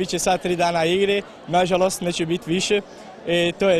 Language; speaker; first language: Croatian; early bilingual, heritage; Portuguese